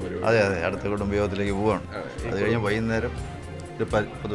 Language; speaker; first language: Malayalam; native; Malayalam